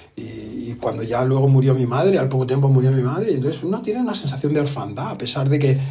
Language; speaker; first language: Spanish; native; Spanish